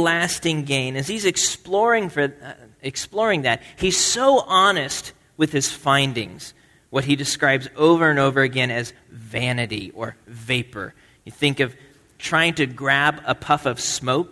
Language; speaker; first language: English; native; English